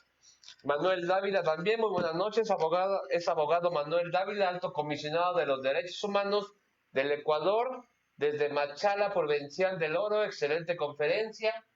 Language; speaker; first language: Spanish; native; Spanish